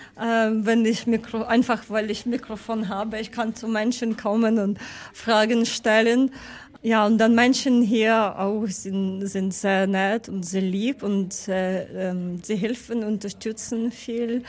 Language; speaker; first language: German; non-native, learner; Ukrainian